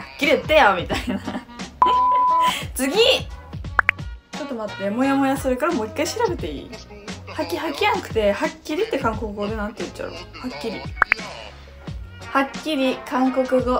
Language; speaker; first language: Japanese; native; Japanese